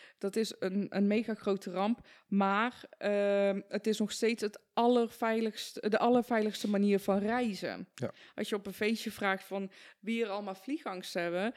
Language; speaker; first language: Dutch; early bilingual, other home language; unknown